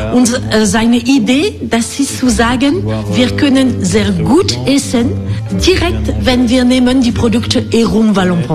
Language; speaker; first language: German; non-native, fluent; French